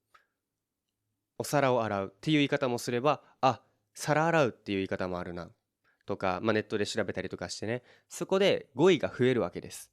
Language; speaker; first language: Japanese; native; Japanese